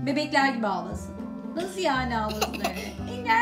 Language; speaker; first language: Turkish; native; Turkish